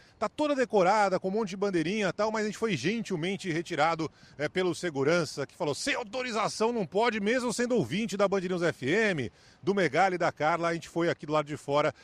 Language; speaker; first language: Portuguese; native; Portuguese